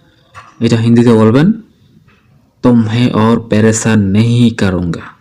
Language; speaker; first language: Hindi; non-native, fluent; Bangla